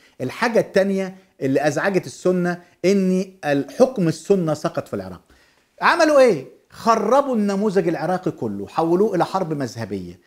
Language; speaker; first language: Arabic; native; Arabic